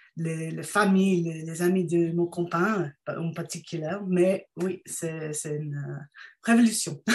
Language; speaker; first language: French; non-native, learner; English